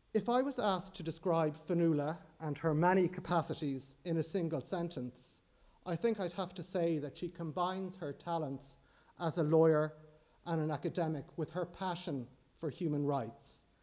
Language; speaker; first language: English; native; English